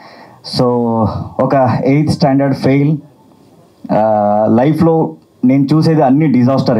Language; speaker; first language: Telugu; non-native, learner; Kannada